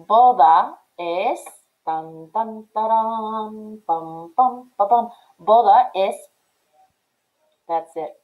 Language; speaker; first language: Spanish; non-native, fluent; English